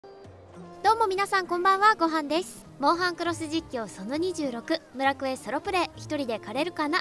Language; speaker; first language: Japanese; native; Japanese